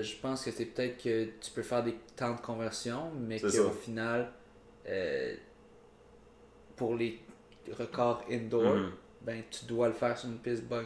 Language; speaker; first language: French; native; French